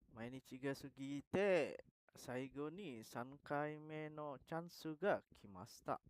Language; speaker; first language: Japanese; non-native, learner; Indonesian